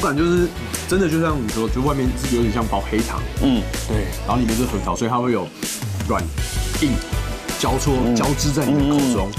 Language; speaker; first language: Chinese; native; Chinese